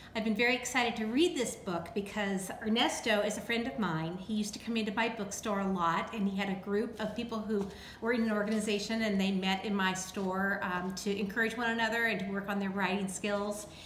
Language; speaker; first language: English; native; English